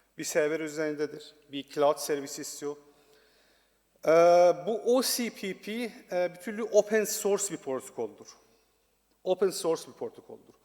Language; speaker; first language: Turkish; non-native, learner; Persian